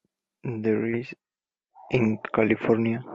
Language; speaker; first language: English; non-native, learner; Spanish